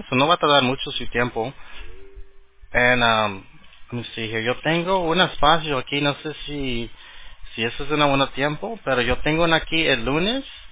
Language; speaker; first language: Spanish; early bilingual, heritage; Spanish